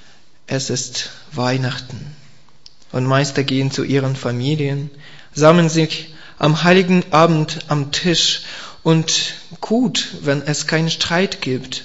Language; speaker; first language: German; non-native, learner; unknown